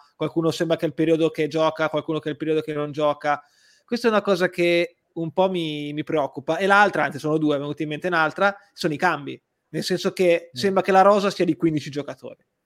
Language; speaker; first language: Italian; native; Italian